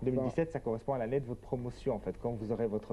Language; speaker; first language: French; native; French